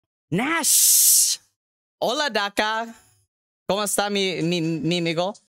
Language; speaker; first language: Spanish; non-native, learner; English